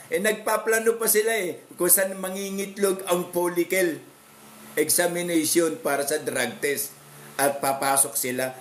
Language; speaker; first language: Filipino; non-native, local second language; Cebuano